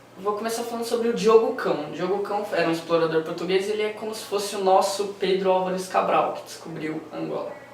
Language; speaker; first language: Portuguese; native; Portuguese